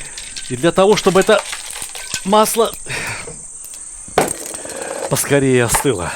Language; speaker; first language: Russian; native; Russian